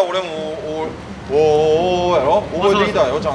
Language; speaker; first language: Japanese; native; Japanese